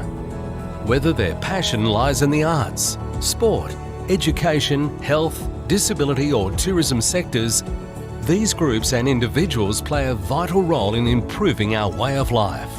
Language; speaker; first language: English; native; English